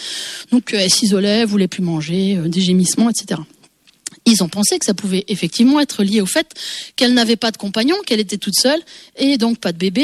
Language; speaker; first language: French; native; French